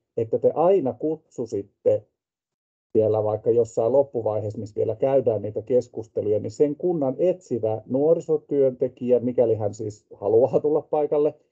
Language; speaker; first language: Finnish; native; Finnish